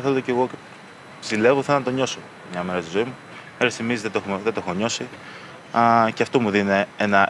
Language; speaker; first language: Greek; early bilingual, other home language; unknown